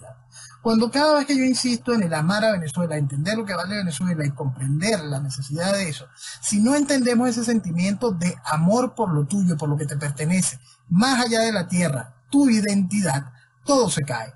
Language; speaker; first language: Spanish; native; Spanish